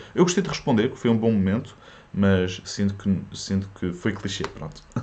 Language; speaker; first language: Portuguese; early bilingual, other home language; French